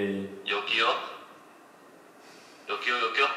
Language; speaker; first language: Korean; non-native, learner; Chinese